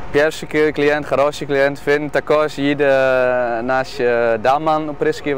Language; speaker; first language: Ukrainian; non-native, learner; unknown